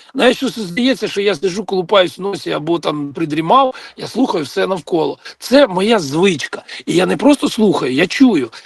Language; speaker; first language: Ukrainian; non-native, local second language; Russian